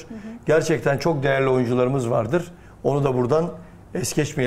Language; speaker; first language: Turkish; native; Turkish